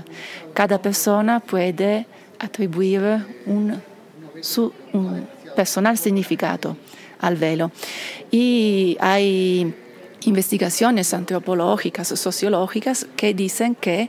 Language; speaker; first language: Spanish; non-native, fluent; Italian